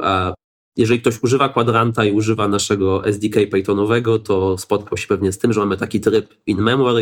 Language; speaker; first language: Polish; native; Polish